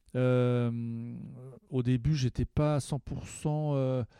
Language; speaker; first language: French; native; French